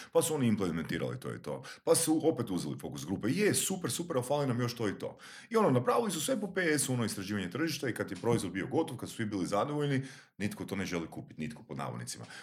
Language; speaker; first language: Croatian; native; Croatian